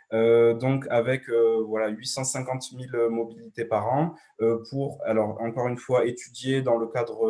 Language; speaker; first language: French; native; French